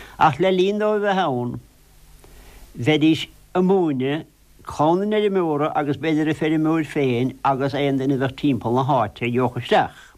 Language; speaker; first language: Irish; native; Irish